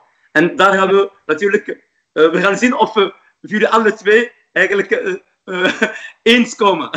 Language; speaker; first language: Dutch; non-native, fluent; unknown